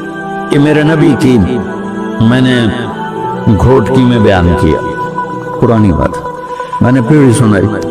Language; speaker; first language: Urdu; non-native, local second language; Saraiki